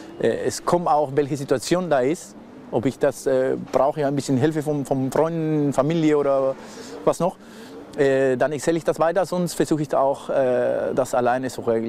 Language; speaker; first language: German; non-native, fluent; Spanish